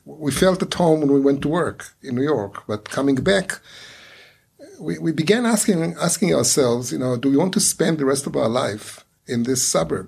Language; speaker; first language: English; non-native, fluent; Hebrew